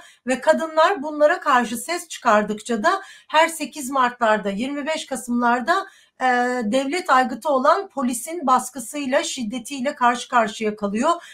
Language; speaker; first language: Turkish; native; Turkish